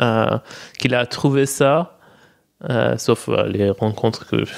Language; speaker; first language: French; non-native, fluent; Persian